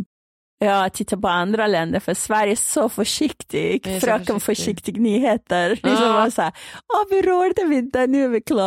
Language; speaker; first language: Swedish; non-native, fluent; Persian